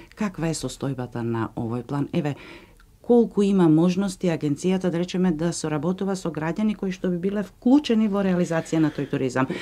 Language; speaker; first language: Macedonian; native; Macedonian